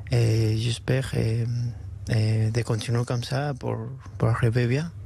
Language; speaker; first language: French; non-native, learner; Spanish